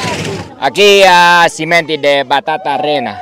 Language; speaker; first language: Portuguese; non-native, learner; Vietnamese